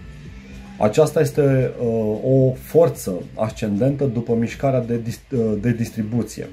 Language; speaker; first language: Romanian; native; Romanian